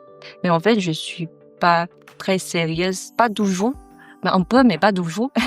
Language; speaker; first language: French; non-native, learner; Chinese